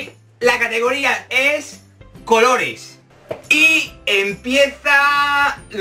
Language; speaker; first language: Spanish; native; Spanish